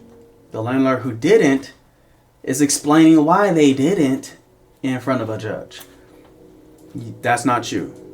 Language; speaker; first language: English; native; English